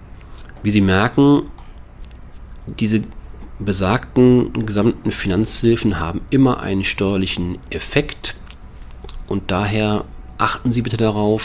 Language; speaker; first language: German; native; German